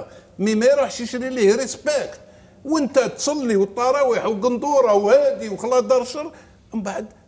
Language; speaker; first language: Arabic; native; Arabic